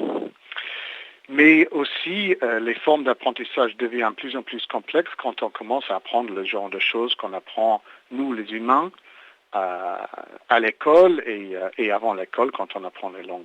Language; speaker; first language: French; native; French